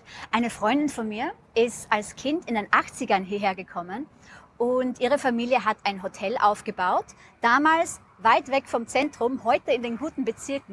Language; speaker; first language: German; native; German